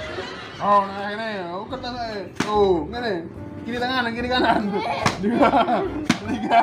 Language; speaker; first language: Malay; non-native, local second language; Javanese